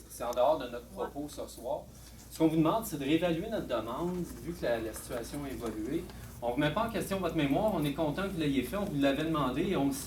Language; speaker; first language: French; native; French